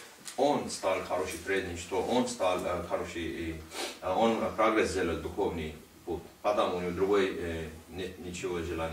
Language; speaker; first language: Russian; non-native, learner; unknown